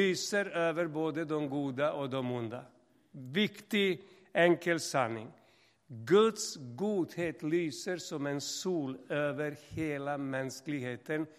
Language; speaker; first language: Swedish; non-native, fluent; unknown